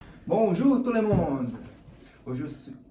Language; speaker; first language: French; non-native, learner; Portuguese